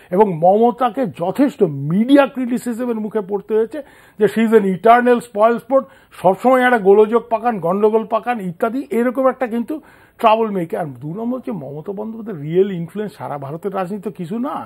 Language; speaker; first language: Bangla; native; Bangla